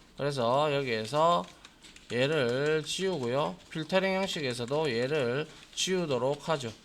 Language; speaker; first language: Korean; native; Korean